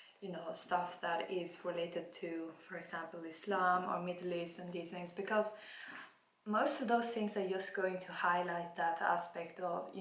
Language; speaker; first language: English; non-native, fluent; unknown